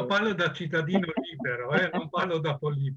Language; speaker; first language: Italian; non-native, fluent; Albanian